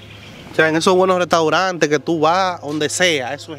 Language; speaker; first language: Spanish; native; Spanish